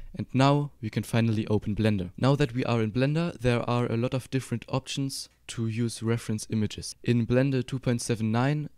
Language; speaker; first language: English; non-native, fluent; German